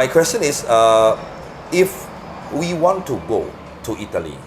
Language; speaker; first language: English; non-native, learner; Indonesian